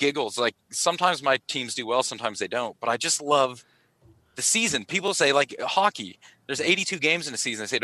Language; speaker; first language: English; native; English